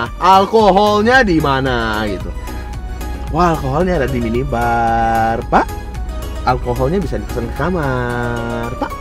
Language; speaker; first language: Indonesian; non-native, fluent; Russian